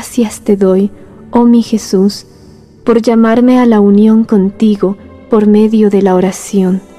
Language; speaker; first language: Spanish; native; Spanish